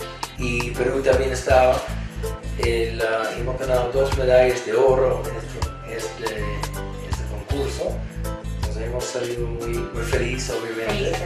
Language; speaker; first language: Spanish; non-native, fluent; English